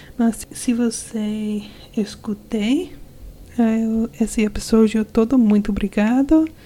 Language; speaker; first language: Portuguese; non-native, learner; English